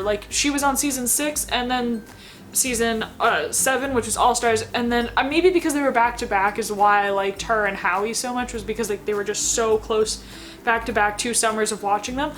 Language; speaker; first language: English; native; English